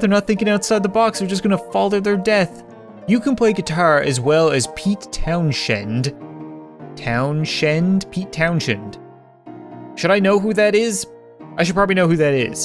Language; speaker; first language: English; native; English